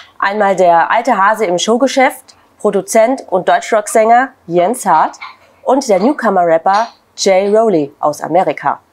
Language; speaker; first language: German; native; German